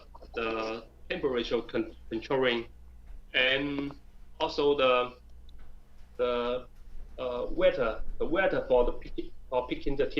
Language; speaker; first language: English; non-native, learner; Chinese